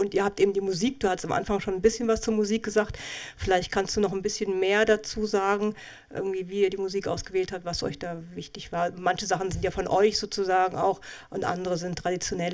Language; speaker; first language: German; native; German